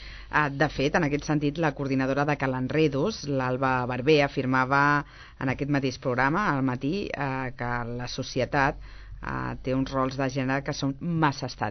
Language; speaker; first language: Catalan; native; Catalan